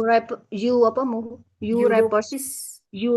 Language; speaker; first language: English; non-native, learner; Javanese